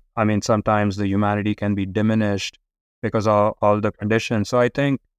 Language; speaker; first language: English; non-native, local second language; Hindi